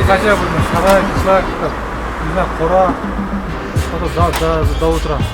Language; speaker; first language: Russian; non-native, local second language; Kazakh